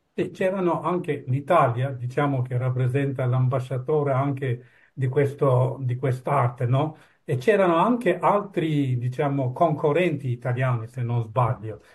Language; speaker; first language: Italian; non-native, fluent; Albanian